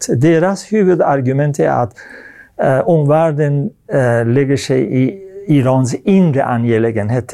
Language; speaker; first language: Swedish; non-native, fluent; Persian